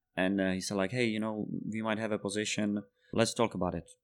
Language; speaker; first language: English; non-native, fluent; Czech